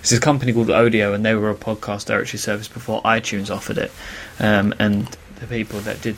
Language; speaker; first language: English; native; English